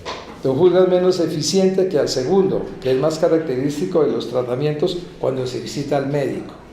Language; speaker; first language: Spanish; native; Spanish